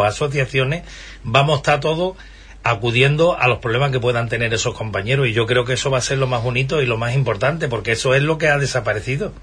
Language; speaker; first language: Spanish; native; Spanish